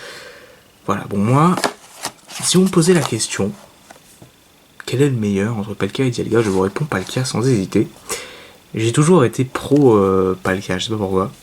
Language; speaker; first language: French; native; French